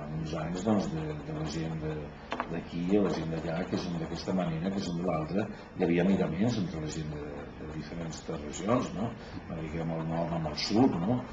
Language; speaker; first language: Catalan; native; Catalan